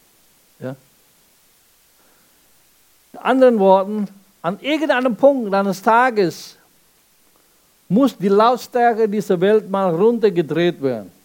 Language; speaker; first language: German; non-native, fluent; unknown